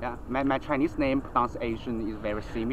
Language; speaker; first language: English; non-native, learner; Chinese